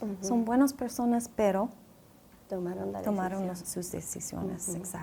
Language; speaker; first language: Spanish; non-native, fluent; English